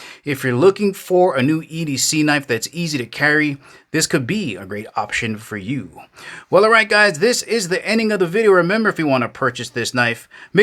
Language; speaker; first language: English; native; English